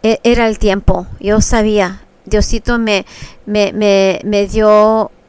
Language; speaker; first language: Spanish; early bilingual, other home language; English